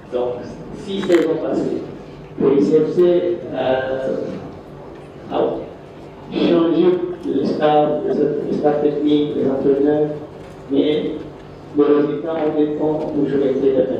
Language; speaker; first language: French; non-native, local second language; Kinyarwanda